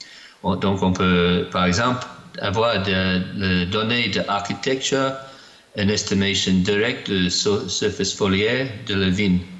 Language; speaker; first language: French; non-native, learner; English